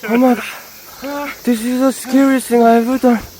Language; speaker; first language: English; non-native, fluent; Korean